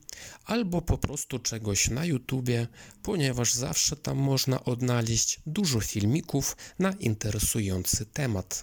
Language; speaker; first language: Polish; non-native, fluent; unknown